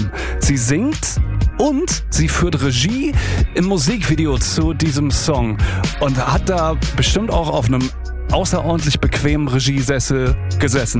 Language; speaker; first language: German; native; German